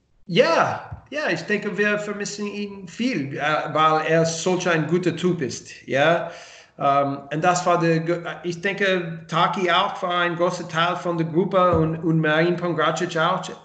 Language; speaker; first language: German; non-native, learner; English